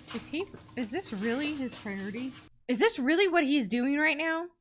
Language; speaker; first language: English; native; English